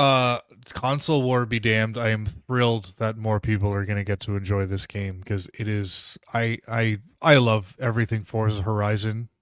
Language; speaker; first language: English; native; English